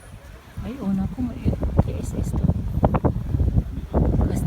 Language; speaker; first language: Spanish; non-native, learner; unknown